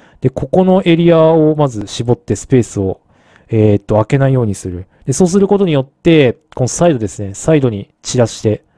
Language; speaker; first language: Japanese; native; Japanese